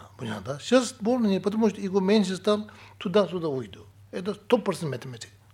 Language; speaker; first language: Russian; non-native, learner; Tibetan